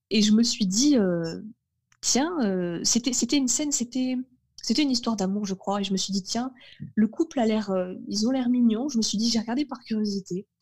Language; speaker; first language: French; native; French